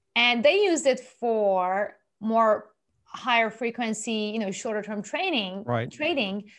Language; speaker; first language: English; non-native, fluent; Persian